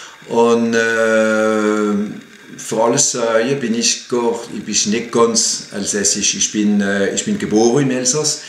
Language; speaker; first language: German; non-native, fluent; French